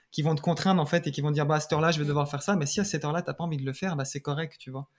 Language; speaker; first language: French; native; French